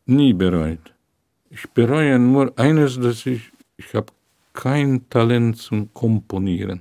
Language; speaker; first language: German; non-native, fluent; Hungarian